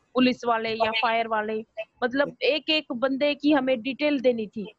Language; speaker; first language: Hindi; native; Hindi